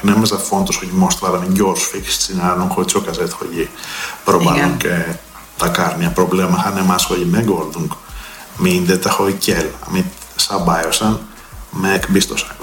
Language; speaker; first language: Hungarian; non-native, learner; Greek